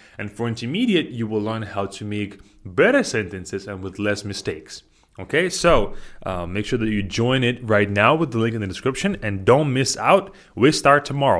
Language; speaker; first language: English; non-native, fluent; Russian